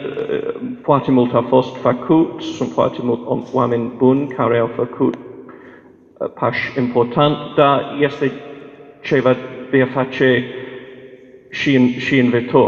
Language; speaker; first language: Romanian; non-native, fluent; English